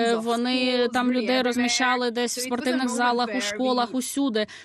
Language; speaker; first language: Ukrainian; non-native, fluent; Hungarian